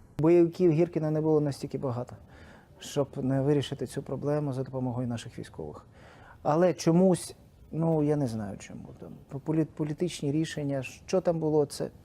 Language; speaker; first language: Ukrainian; non-native, local second language; Russian